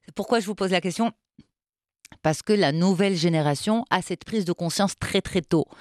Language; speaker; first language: French; non-native, local second language; Arabic